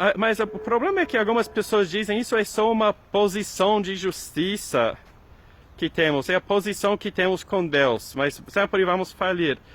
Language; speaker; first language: Portuguese; non-native, fluent; English